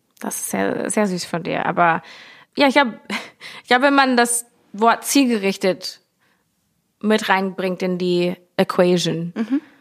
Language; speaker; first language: German; early bilingual, heritage; English